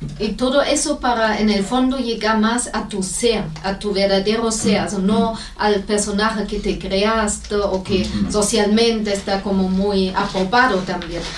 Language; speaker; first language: Spanish; non-native, fluent; German